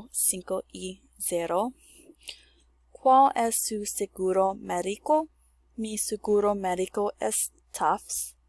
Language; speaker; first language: Spanish; non-native, learner; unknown